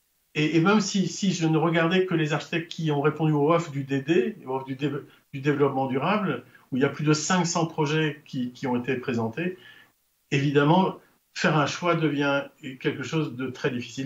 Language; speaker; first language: French; native; French